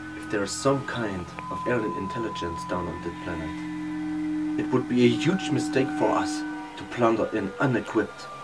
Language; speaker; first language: English; non-native, fluent; German